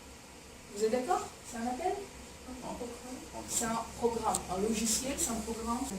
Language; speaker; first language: French; non-native, fluent; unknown